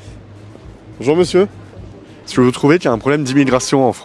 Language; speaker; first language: French; native; French